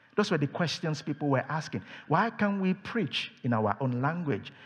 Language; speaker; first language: English; non-native, local second language; Yoruba